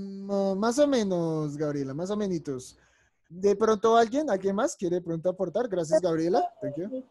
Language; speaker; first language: Spanish; native; Spanish